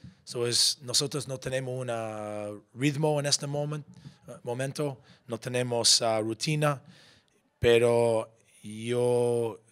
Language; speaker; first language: Spanish; non-native, learner; English